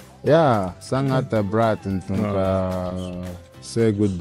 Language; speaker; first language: Indonesian; non-native, fluent; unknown